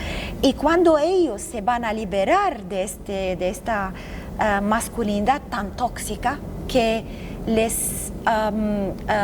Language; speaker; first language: Spanish; non-native, fluent; Arabic